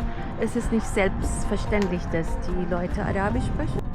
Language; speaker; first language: German; non-native, fluent; Arabic